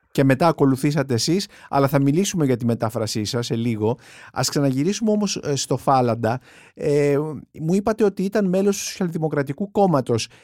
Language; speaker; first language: Greek; native; Greek